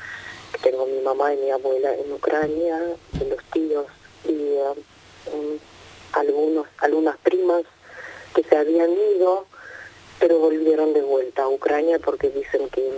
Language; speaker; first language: Spanish; non-native, fluent; Ukrainian